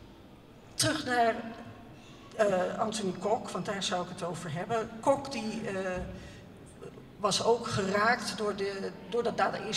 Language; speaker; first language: Dutch; native; Dutch